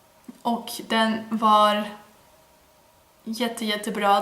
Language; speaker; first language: Swedish; non-native, learner; Dutch